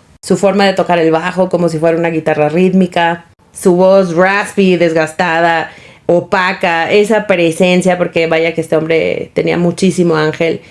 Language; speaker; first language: Spanish; native; Spanish